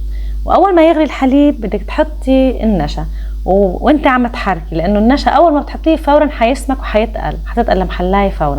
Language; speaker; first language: Arabic; native; Arabic